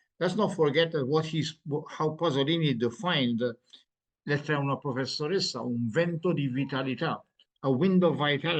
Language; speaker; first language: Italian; non-native, fluent; Maltese